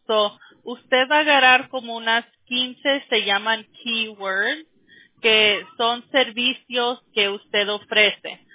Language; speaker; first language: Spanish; early bilingual, heritage; Spanish